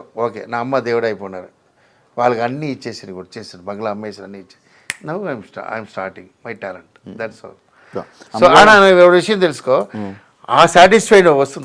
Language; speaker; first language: Telugu; non-native, learner; Tamil